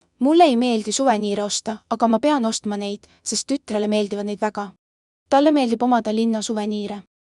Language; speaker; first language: Estonian; non-native, learner; Bangla